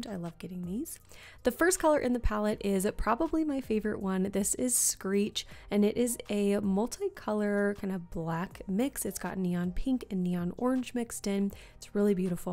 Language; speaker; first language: English; native; English